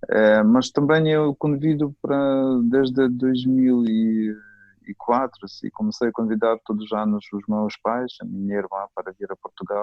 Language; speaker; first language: Portuguese; non-native, fluent; Ukrainian